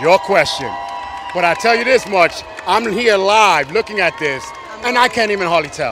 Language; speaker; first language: English; early bilingual, other home language; Spanish